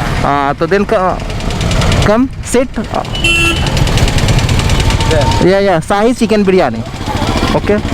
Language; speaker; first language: English; non-native, local second language; Hindi